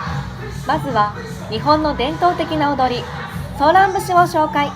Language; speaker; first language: Japanese; native; Japanese